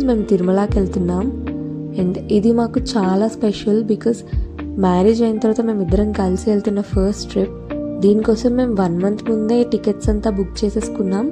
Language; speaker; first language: Telugu; native; Telugu